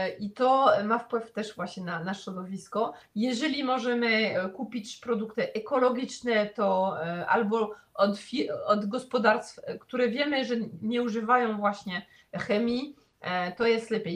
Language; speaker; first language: Polish; non-native, fluent; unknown